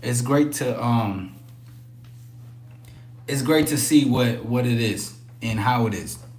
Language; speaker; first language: English; native; English